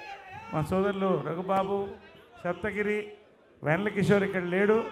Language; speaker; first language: Telugu; native; Telugu